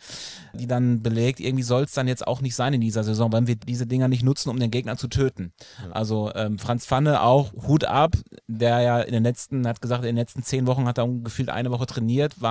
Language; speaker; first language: German; native; German